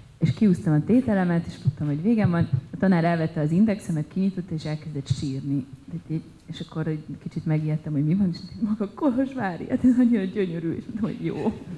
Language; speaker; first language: Hungarian; native; Hungarian